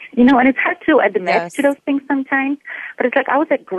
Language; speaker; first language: English; non-native, fluent; Polish